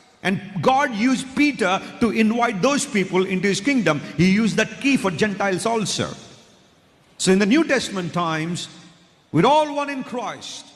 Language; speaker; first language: English; non-native, local second language; Telugu